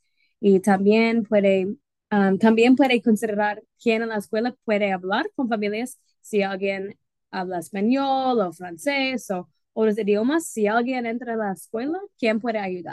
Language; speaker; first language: Spanish; non-native, fluent; English